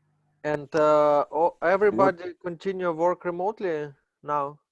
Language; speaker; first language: English; non-native, learner; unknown